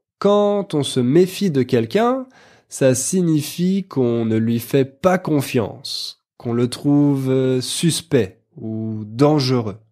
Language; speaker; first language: French; native; French